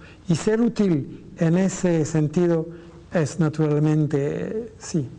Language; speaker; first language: Spanish; non-native, fluent; French